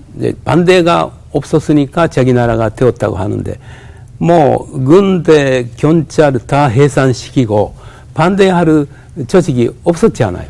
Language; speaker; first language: Korean; non-native, fluent; Japanese